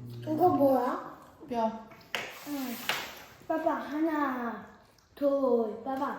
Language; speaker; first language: Korean; early bilingual, heritage; French